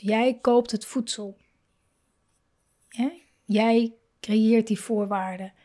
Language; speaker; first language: Dutch; native; Dutch